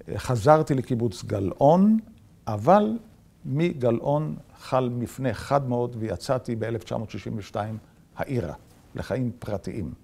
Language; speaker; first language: Hebrew; early bilingual, other home language; Yiddish